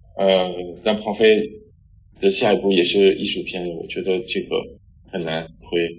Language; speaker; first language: Chinese; non-native, fluent; French